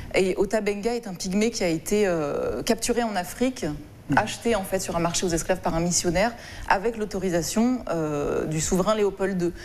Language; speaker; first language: French; native; French